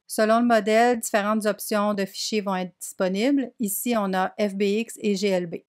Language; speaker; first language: French; native; French